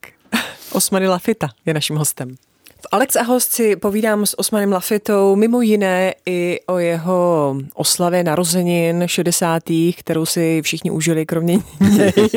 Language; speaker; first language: Czech; native; Czech